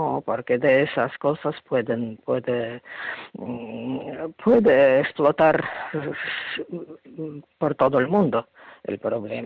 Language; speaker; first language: Spanish; non-native, fluent; Ukrainian